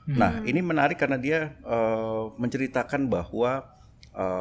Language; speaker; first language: Indonesian; native; Indonesian